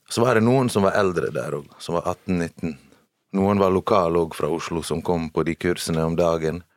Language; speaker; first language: Norwegian; early bilingual, other home language; Bosnian